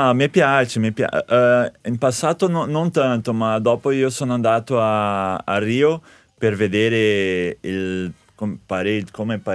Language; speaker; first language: Italian; non-native, fluent; Portuguese